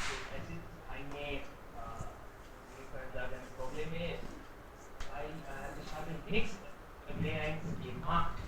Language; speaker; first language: German; non-native, learner; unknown